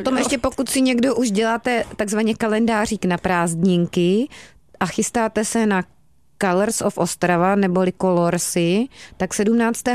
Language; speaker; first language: Czech; native; Czech